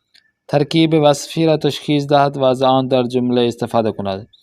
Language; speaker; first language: Persian; non-native, fluent; Urdu